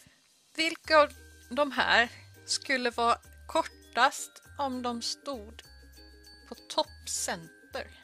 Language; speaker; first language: Swedish; native; Swedish